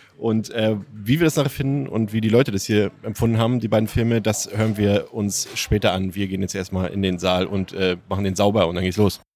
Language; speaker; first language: German; native; German